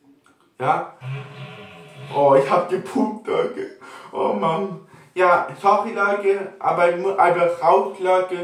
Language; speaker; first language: German; non-native, local second language; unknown